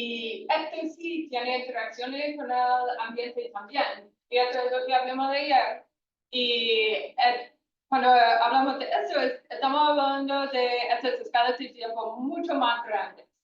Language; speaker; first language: Spanish; non-native, fluent; English